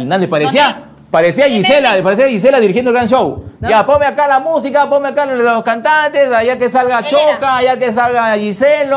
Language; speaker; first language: Spanish; native; Spanish